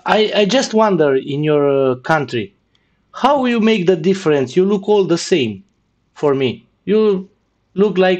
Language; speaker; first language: English; non-native, learner; Romanian